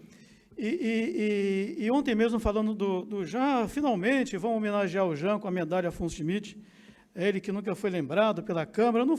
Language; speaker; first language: Portuguese; native; Portuguese